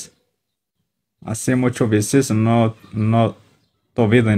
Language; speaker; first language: Spanish; non-native, learner; Arabic